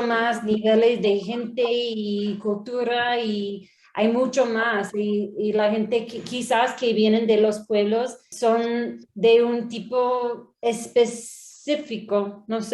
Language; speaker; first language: Spanish; non-native, learner; English